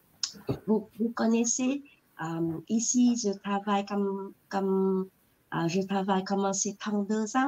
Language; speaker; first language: French; non-native, learner; Vietnamese